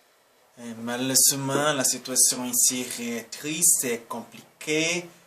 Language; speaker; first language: French; non-native, learner; Portuguese